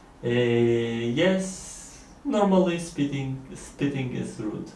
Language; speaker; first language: English; non-native, learner; Polish